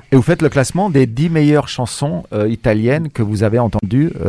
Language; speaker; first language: French; native; French